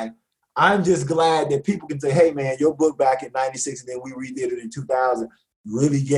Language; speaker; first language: English; native; English